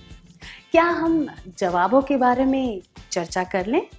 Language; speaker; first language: Hindi; native; Hindi